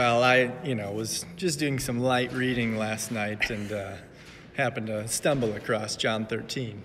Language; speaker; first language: English; native; English